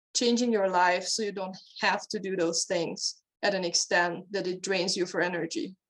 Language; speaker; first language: English; non-native, fluent; Hungarian